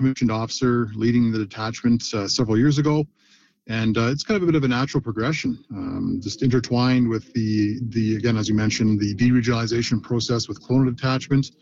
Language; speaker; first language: English; native; English